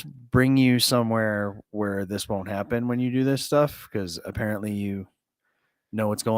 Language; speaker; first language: English; native; English